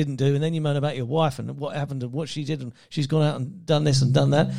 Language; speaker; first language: English; native; English